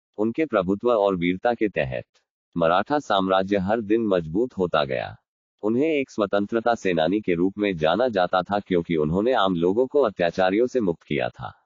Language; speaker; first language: Hindi; non-native, local second language; Marathi